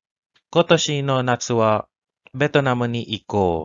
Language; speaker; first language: Japanese; non-native, learner; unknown